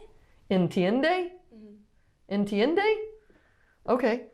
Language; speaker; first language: Spanish; non-native, learner; English